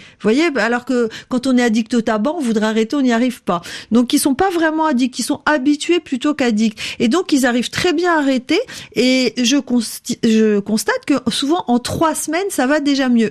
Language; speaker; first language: French; native; French